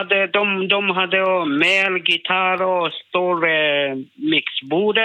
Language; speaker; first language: Swedish; non-native, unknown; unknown